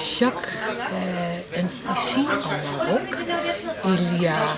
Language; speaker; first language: French; non-native, learner; Dutch